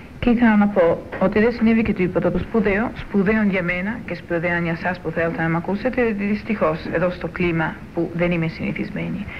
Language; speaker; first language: Greek; early bilingual, heritage; Greek